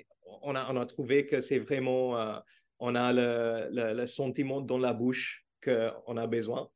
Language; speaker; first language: French; non-native, learner; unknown